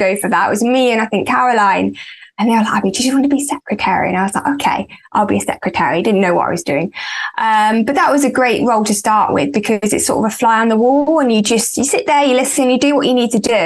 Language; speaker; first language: English; native; English